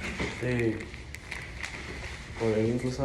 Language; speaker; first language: Spanish; non-native, learner; Haitian Creole